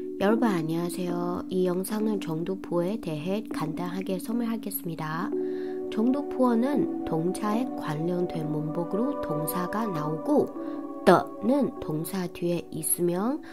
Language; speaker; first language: Korean; non-native, fluent; Chinese